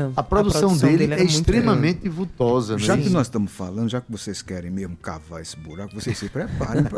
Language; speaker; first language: Portuguese; native; Portuguese